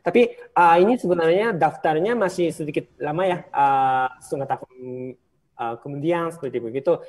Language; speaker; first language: Indonesian; non-native, fluent; Japanese